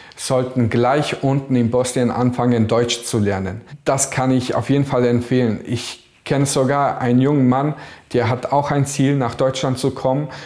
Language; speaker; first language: German; early bilingual, other home language; Bosnian